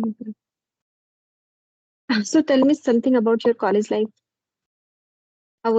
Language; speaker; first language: English; non-native, learner; Hindi